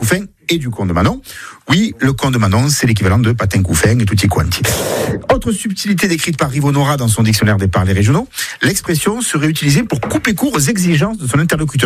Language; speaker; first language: French; native; French